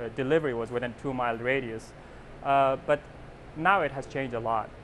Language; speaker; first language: English; non-native, local second language; Persian